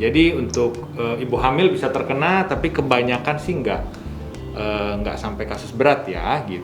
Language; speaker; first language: Indonesian; native; Indonesian